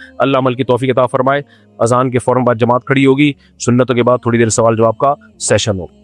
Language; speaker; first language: Urdu; native; Urdu